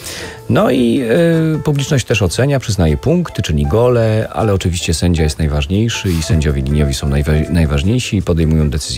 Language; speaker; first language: Polish; native; Polish